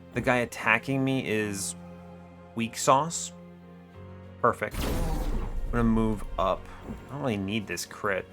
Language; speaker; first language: English; native; English